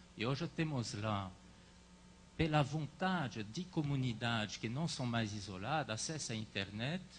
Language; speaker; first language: Portuguese; non-native, fluent; French